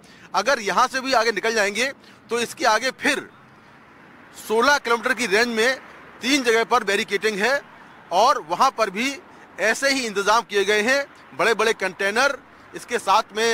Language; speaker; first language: Hindi; native; Hindi